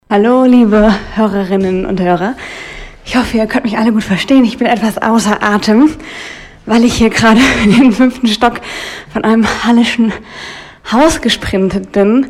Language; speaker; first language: German; native; German